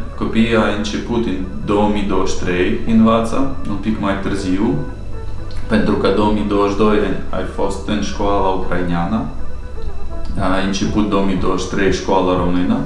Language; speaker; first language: Romanian; non-native, learner; Ukrainian